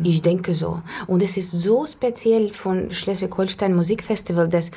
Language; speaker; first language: German; non-native, learner; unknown